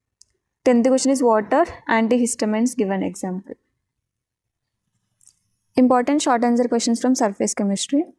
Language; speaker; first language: English; non-native, local second language; Telugu